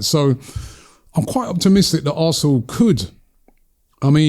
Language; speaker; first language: English; native; English